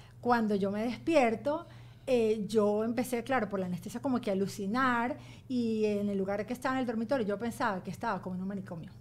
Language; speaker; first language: Spanish; native; Spanish